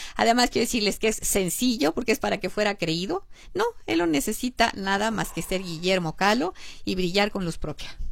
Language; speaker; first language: Spanish; native; Spanish